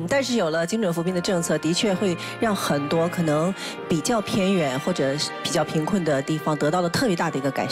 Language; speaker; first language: Chinese; native; Chinese